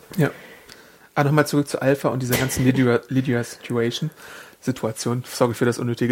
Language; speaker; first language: German; native; German